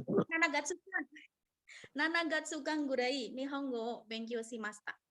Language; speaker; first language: Japanese; non-native, learner; Indonesian